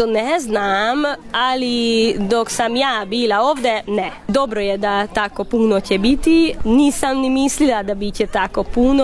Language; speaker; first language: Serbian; non-native, local second language; Hungarian